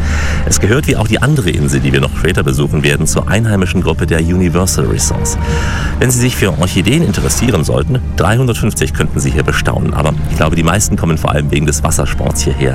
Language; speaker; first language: German; native; German